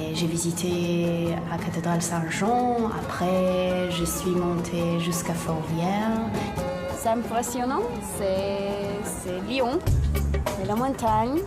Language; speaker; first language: French; non-native, learner; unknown